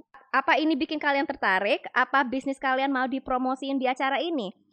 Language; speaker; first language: Indonesian; native; Indonesian